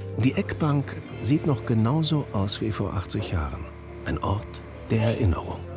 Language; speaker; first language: German; native; German